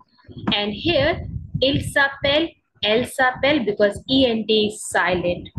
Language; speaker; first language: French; non-native, learner; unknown